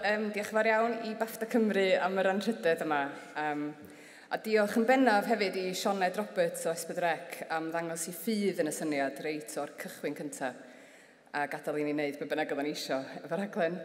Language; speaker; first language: Welsh; native; Welsh